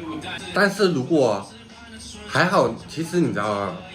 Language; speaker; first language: Chinese; native; Chinese